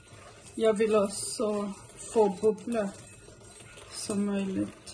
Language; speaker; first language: Swedish; non-native, fluent; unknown